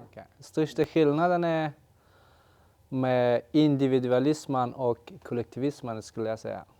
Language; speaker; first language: Swedish; non-native, fluent; Persian